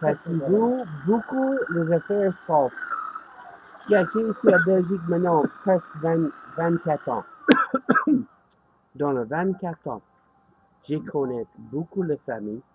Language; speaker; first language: French; non-native, learner; English